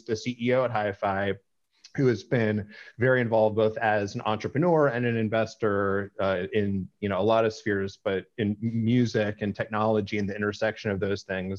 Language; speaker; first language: English; native; English